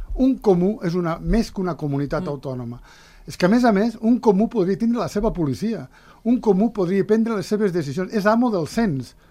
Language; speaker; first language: Catalan; native; Catalan